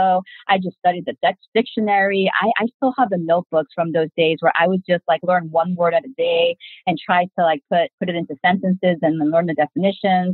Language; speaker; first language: English; early bilingual, other home language; Korean